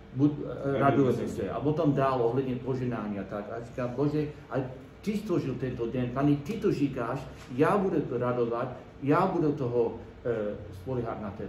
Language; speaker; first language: Czech; non-native, learner; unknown